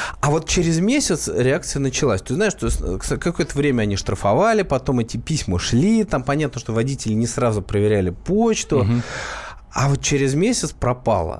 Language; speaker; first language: Russian; native; Russian